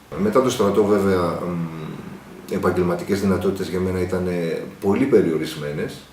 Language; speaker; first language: Greek; native; Greek